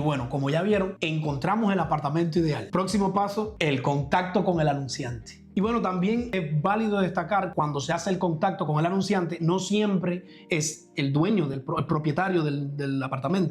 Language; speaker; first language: Spanish; native; Spanish